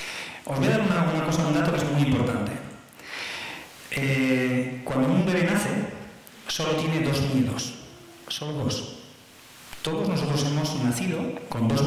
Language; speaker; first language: Spanish; native; Spanish